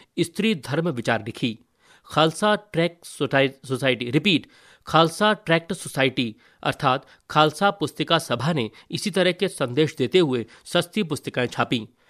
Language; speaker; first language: Hindi; native; Hindi